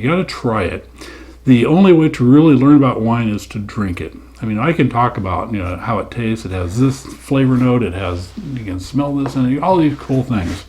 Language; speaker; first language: English; native; English